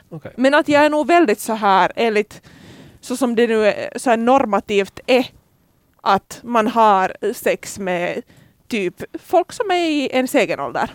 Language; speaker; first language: Swedish; native; Swedish